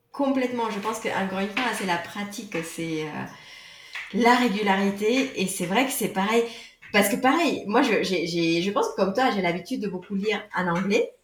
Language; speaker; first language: French; non-native, fluent; Spanish